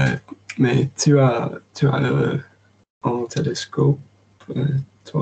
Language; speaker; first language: French; non-native, learner; English